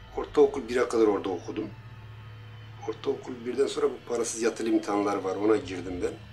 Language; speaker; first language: Turkish; non-native, local second language; Kurdish